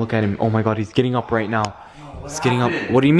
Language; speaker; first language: English; native; English